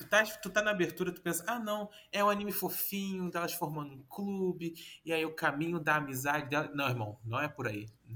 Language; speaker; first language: Portuguese; native; Portuguese